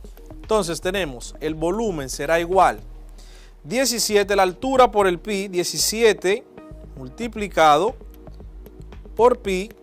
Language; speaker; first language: Spanish; native; Spanish